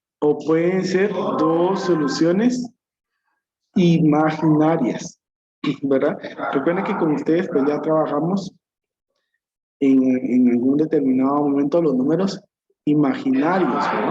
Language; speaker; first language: Spanish; native; Spanish